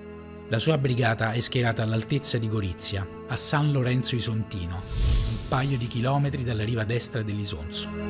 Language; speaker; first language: Italian; native; Italian